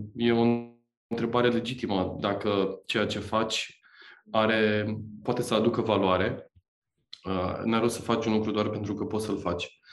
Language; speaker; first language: Romanian; native; Romanian